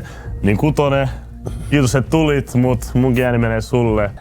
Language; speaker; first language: Finnish; native; Finnish